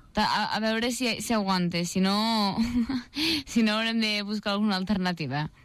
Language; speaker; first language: Catalan; native; Catalan